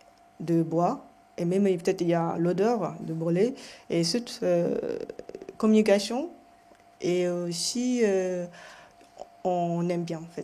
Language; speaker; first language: French; non-native, fluent; Japanese